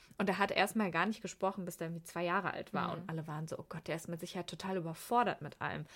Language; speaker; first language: German; early bilingual, other home language; Persian